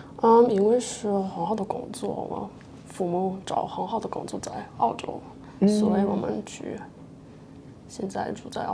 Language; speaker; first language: Chinese; early bilingual, other home language; Russian